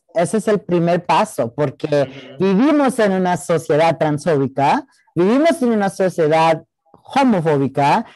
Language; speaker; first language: Spanish; early bilingual, heritage; Spanish